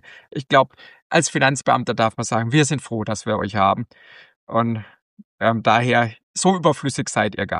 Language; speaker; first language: German; native; German